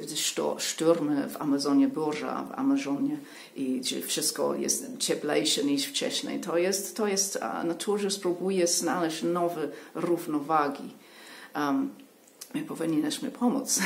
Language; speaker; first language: Polish; non-native, learner; English